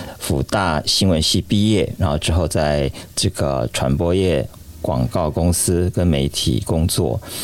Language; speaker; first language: Chinese; native; Chinese